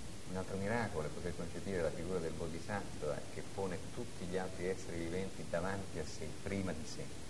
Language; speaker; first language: Italian; native; Italian